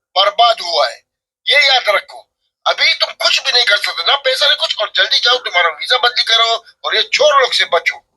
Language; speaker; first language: Hindi; non-native, learner; Arabic